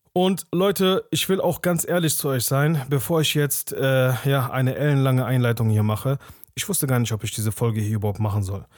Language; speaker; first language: German; early bilingual, other home language; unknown